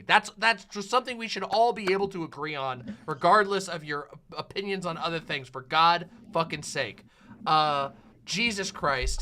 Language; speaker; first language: English; native; English